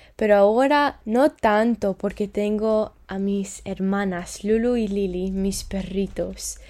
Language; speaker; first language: Spanish; early bilingual, heritage; Spanish